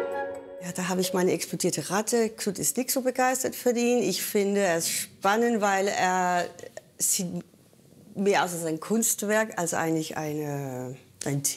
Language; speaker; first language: German; non-native, fluent; Danish